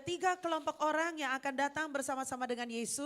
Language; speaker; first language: Indonesian; native; Indonesian